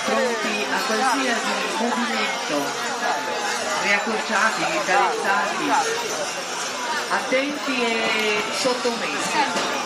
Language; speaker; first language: Italian; native; Italian